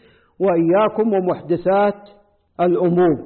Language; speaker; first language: Arabic; native; Arabic